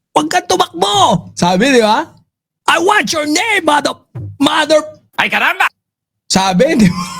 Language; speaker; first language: Filipino; native; Filipino